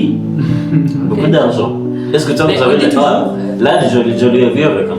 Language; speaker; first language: French; non-native, learner; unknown